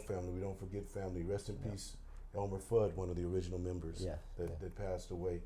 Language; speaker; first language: English; native; English